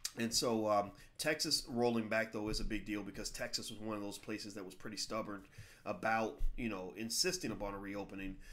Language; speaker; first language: English; native; English